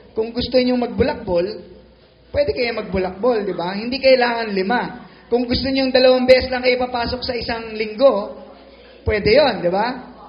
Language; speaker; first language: Filipino; native; Filipino